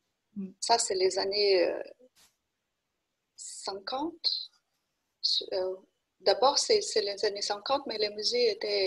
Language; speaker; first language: French; non-native, fluent; Portuguese